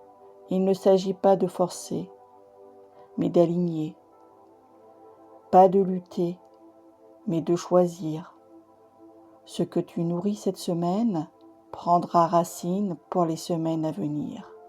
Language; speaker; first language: French; native; French